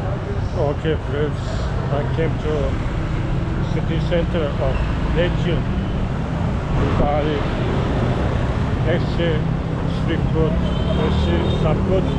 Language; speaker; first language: English; non-native, learner; Turkish